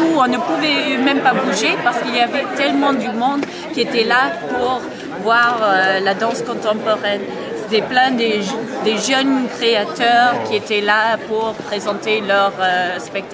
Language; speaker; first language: French; non-native, fluent; English